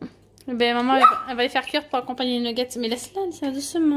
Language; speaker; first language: French; native; French